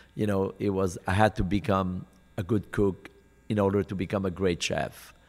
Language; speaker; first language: English; non-native, fluent; French